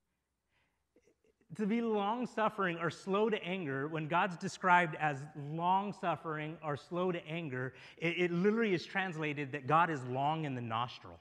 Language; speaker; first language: English; native; English